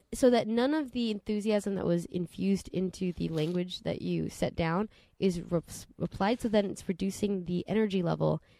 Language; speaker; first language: English; native; English